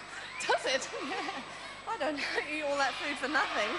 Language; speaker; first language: English; native; English